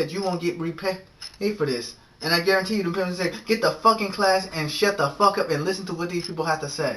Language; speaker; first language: English; native; English